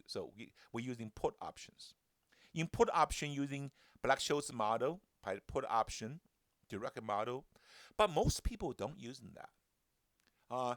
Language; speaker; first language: English; non-native, fluent; Chinese